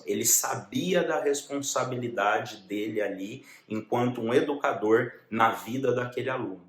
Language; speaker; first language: Portuguese; native; Portuguese